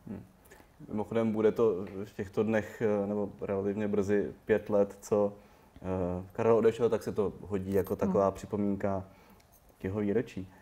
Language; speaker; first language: Czech; native; Czech